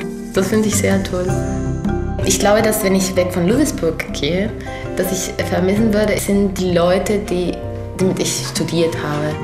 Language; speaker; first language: German; non-native, fluent; Spanish